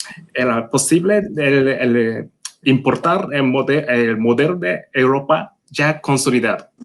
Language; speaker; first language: Spanish; non-native, learner; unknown